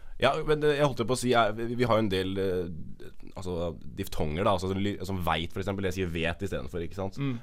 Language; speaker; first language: Norwegian; native; Norwegian